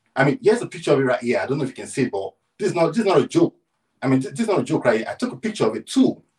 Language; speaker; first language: English; non-native, local second language; Yoruba